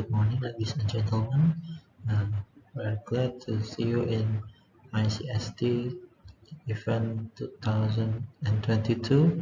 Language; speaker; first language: English; non-native, learner; Indonesian